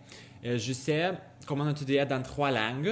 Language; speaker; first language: French; non-native, learner; Lithuanian